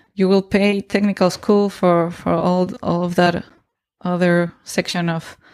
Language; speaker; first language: English; non-native, fluent; Spanish